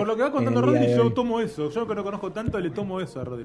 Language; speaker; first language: Spanish; native; Spanish